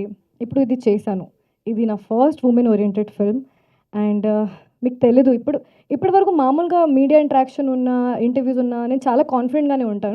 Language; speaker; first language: Telugu; non-native, fluent; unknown